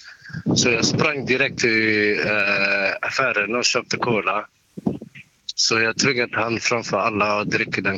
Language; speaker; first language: Swedish; non-native, local second language; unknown